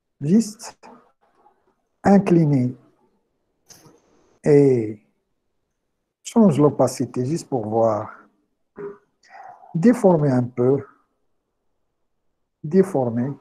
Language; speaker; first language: French; non-native, local second language; Arabic